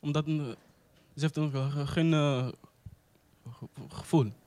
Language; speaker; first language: Dutch; non-native, learner; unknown